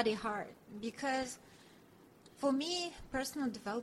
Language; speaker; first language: English; non-native, fluent; Russian